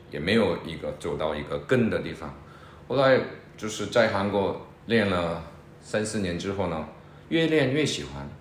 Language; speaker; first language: Chinese; non-native, fluent; Korean